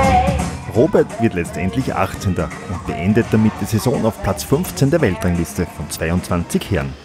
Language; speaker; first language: German; native; German